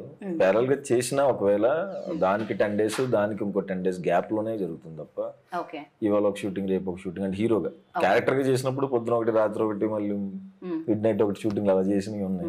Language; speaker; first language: Telugu; native; Telugu